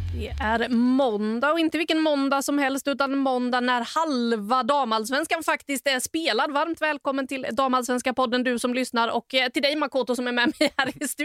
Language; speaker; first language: Swedish; native; Swedish